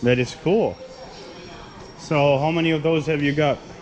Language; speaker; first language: English; non-native, fluent; German